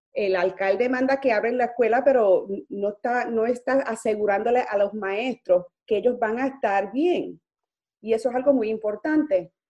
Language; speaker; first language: Spanish; early bilingual, heritage; Spanish